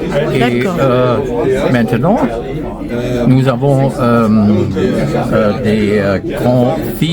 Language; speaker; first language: French; non-native, fluent; German